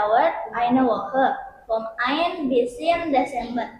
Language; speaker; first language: German; non-native, learner; Indonesian